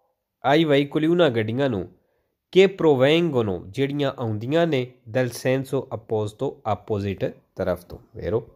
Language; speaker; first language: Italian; non-native, learner; Punjabi